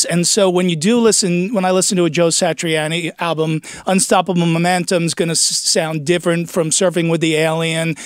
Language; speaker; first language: English; native; English